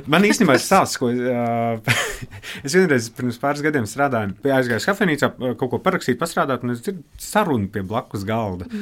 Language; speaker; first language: Latvian; native; Latvian